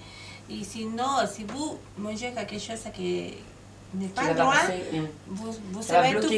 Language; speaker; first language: French; non-native, learner; Spanish